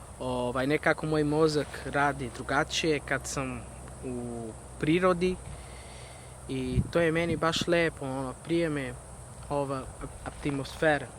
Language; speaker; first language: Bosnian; non-native, fluent; Portuguese